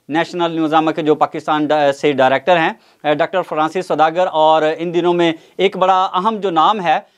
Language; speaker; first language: Urdu; non-native, local second language; Punjabi